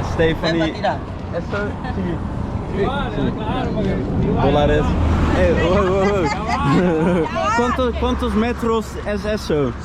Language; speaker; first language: Spanish; non-native, learner; Dutch